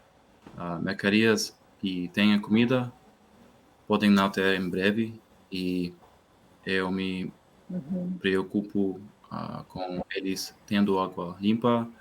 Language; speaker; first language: Portuguese; non-native, learner; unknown